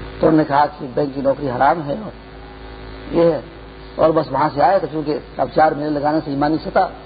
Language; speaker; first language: Urdu; non-native, local second language; Pashto